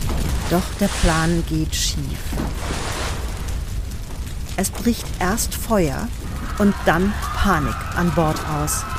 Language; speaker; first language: German; native; German